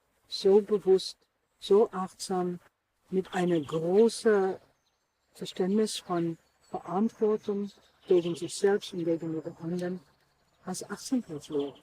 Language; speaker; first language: German; non-native, fluent; English